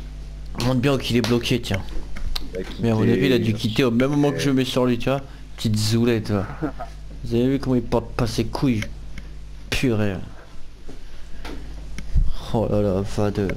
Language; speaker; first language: French; native; French